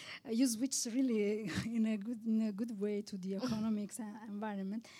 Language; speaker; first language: English; non-native, fluent; Italian